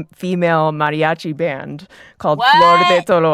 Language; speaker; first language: English; native; English